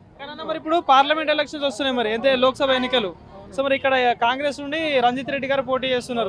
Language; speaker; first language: Telugu; native; Telugu